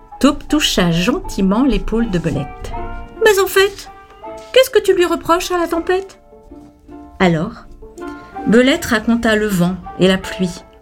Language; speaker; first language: French; native; French